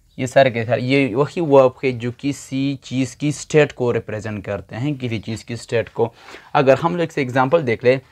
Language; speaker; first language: Urdu; non-native, local second language; Pashto